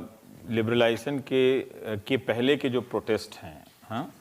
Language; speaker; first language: Hindi; native; Hindi